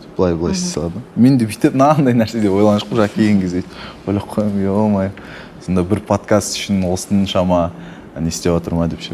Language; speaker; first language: Kazakh; native; Kazakh